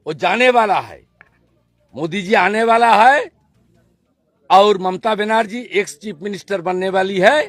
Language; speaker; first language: Hindi; non-native, local second language; Bangla